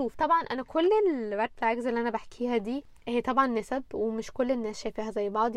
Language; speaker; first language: Arabic; native; Arabic